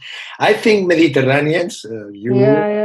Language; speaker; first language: English; non-native, fluent; Spanish